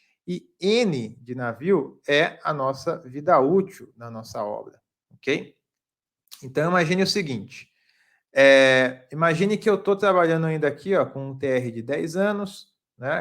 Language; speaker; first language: Portuguese; native; Portuguese